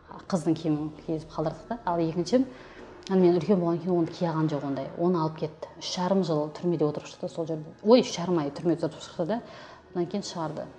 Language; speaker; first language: Kazakh; native; Kazakh